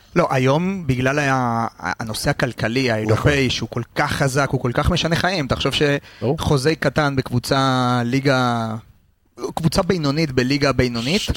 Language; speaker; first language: Hebrew; early bilingual, other home language; Spanish